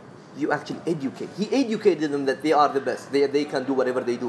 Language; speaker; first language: English; non-native, fluent; Arabic